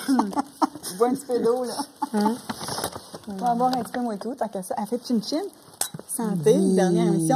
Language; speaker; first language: French; native; French